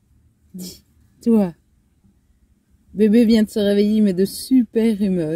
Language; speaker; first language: French; native; French